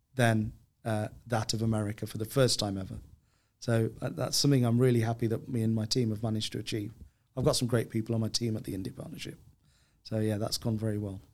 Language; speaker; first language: English; native; English